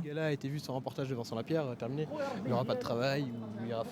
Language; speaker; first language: French; native; French